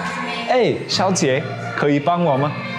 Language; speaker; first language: Chinese; non-native, learner; English